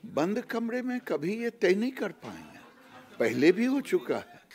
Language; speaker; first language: Hindi; native; Hindi